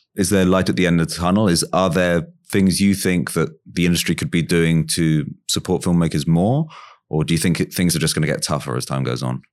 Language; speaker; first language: English; native; English